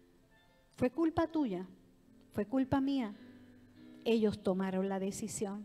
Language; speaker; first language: Spanish; native; Spanish